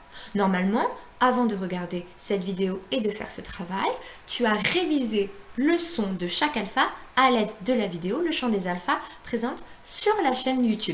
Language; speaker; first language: French; native; French